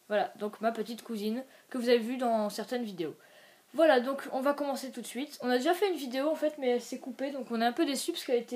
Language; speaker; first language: French; native; French